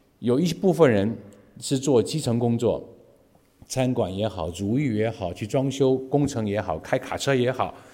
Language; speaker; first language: Chinese; native; Chinese